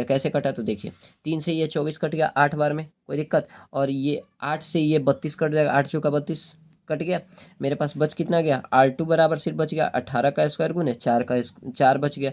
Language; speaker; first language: Hindi; native; Hindi